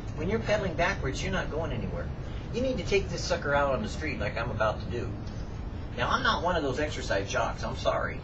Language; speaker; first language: English; native; English